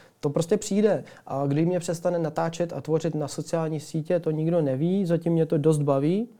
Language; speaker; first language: Czech; early bilingual, other home language; Ukrainian